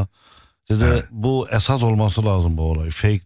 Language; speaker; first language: Turkish; non-native, fluent; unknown